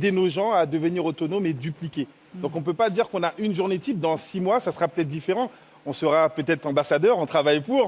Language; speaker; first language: French; native; French